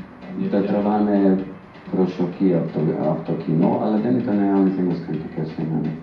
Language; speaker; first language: Greek; non-native, fluent; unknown